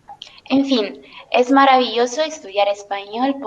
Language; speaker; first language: Spanish; non-native, learner; Italian